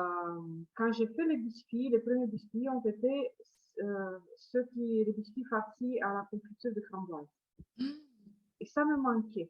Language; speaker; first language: French; non-native, fluent; Romanian